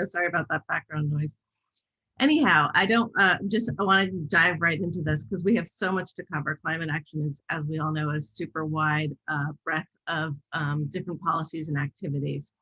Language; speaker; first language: English; native; English